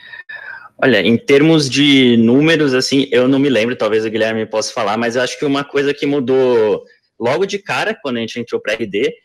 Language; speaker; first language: Portuguese; native; Portuguese